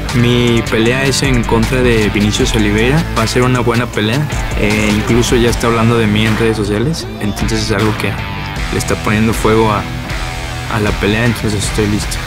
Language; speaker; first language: Spanish; native; Spanish